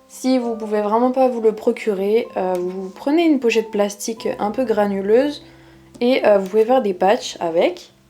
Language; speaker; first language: French; native; French